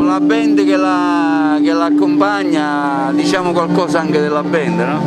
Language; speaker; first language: Italian; native; Italian